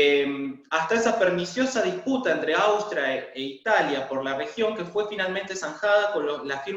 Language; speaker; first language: Spanish; native; Spanish